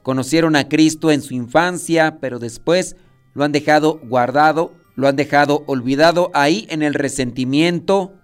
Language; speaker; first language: Spanish; native; Spanish